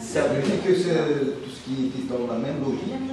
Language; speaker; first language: French; non-native, learner; Portuguese